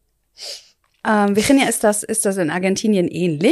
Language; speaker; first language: German; native; German